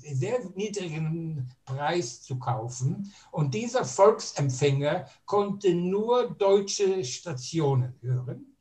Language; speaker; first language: German; native; German